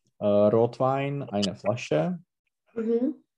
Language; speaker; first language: German; non-native, learner; Czech